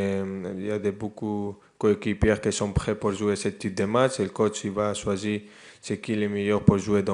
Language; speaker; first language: French; non-native, fluent; Spanish